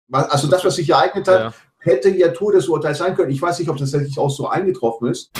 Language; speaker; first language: German; native; German